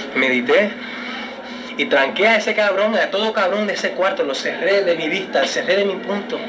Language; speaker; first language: Spanish; early bilingual, heritage; Spanish